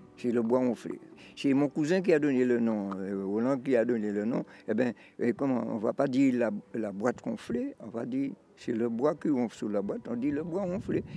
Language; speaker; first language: French; native; French